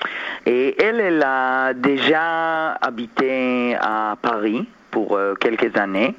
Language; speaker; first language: French; non-native, learner; Hebrew